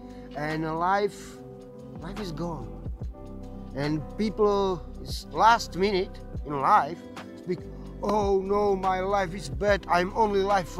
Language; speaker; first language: English; non-native, learner; Slovak